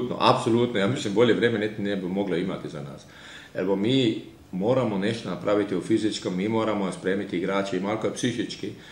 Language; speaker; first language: Croatian; early bilingual, heritage; Croatian